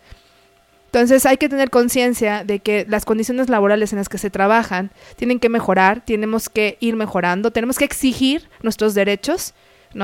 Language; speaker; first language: Spanish; native; Spanish